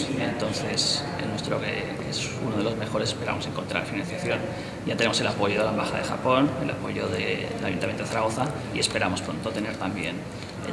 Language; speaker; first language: Spanish; native; Spanish